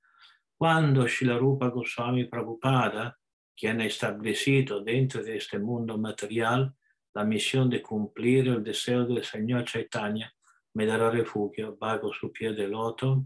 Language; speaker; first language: Spanish; non-native, fluent; Italian